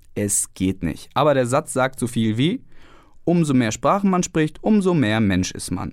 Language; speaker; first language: German; non-native, fluent; Hungarian